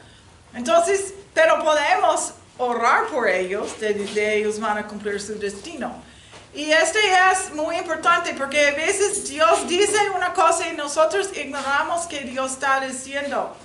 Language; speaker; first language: Spanish; non-native, learner; English